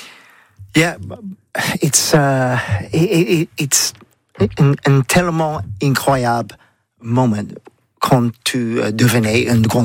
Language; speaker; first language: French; non-native, learner; English